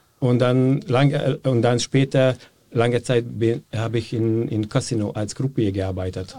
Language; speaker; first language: German; non-native, fluent; Hungarian